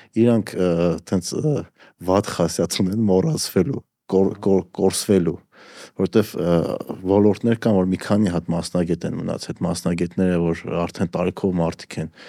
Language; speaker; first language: Armenian; native; Armenian